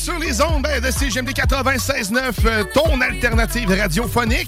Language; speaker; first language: French; native; French